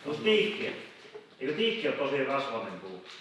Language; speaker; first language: Finnish; native; Finnish